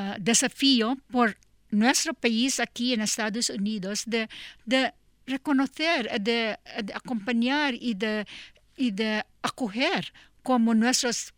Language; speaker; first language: Spanish; non-native, learner; English